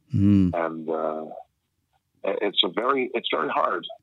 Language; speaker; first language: English; native; English